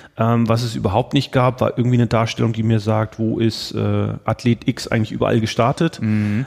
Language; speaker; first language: German; native; German